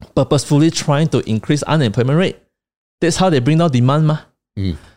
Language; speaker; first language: English; non-native, local second language; Chinese